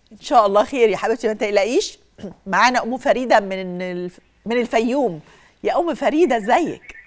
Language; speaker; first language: Egyptian Arabic; native; Egyptian Arabic